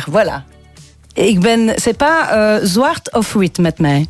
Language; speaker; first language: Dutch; non-native, local second language; French